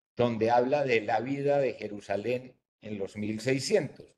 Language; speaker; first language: Spanish; native; Spanish